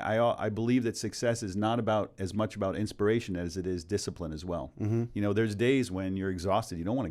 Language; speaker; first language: English; native; English